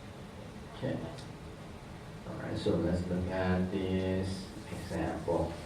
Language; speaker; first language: English; non-native, fluent; Thai